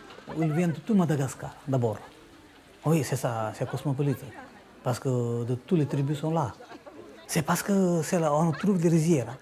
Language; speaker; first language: French; non-native, local second language; Malagasy